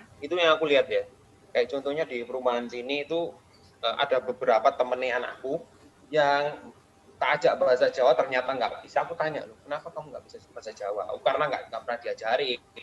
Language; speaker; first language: Indonesian; non-native, fluent; English